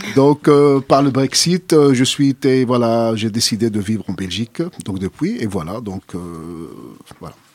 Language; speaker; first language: French; non-native, fluent; Arabic